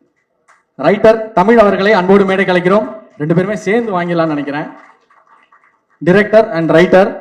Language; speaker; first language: Tamil; native; Tamil